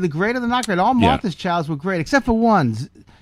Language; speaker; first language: English; native; English